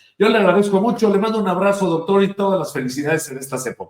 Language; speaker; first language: Spanish; native; Spanish